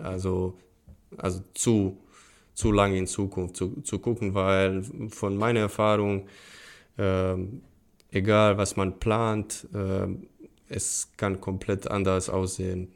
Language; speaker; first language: German; non-native, fluent; Bosnian